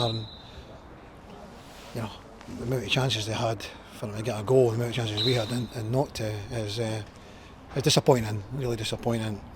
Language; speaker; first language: English; native; English